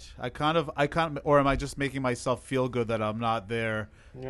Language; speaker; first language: English; early bilingual, other home language; Hebrew